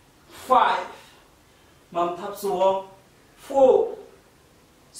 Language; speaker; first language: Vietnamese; non-native, learner; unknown